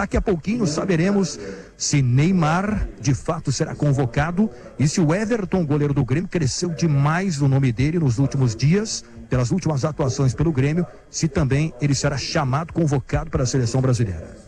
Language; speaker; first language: Portuguese; native; Portuguese